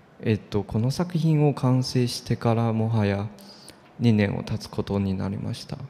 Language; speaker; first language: Japanese; non-native, fluent; Chinese